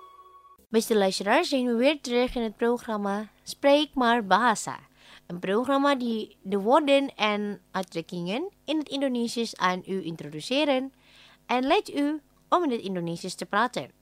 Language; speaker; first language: Dutch; non-native, fluent; Indonesian